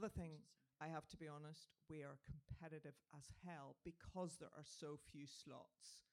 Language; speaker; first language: English; native; English